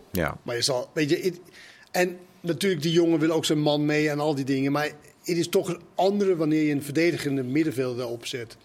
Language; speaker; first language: Dutch; non-native, fluent; Danish